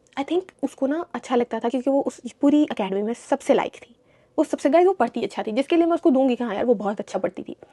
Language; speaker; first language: Urdu; native; Urdu